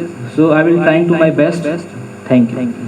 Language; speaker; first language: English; non-native, learner; Hindi